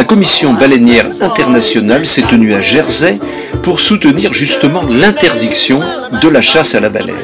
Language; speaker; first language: French; native; French